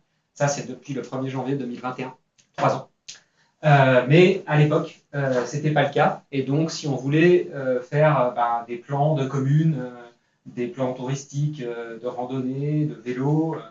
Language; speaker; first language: French; native; French